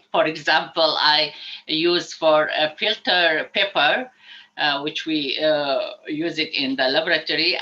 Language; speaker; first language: English; non-native, learner; Arabic